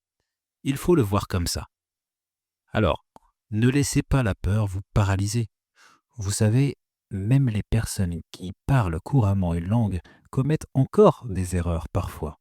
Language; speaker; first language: French; native; French